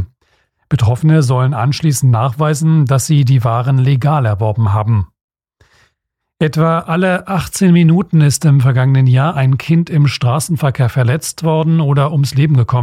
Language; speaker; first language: German; native; German